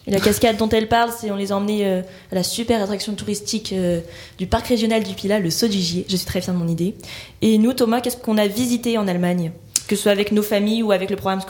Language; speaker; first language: French; native; French